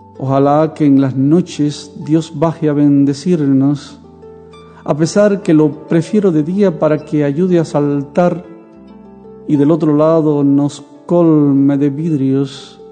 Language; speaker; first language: Spanish; native; Spanish